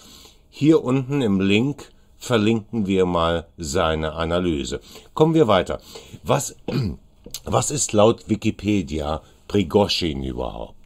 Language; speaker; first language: German; native; German